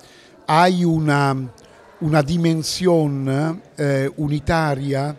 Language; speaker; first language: Spanish; non-native, fluent; Italian